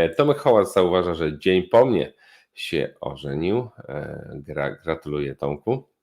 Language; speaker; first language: Polish; native; Polish